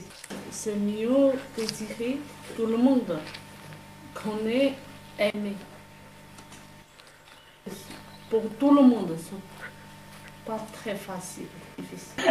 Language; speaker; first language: French; non-native, learner; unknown